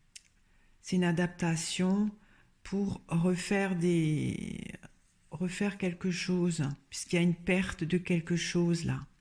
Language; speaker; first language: French; native; French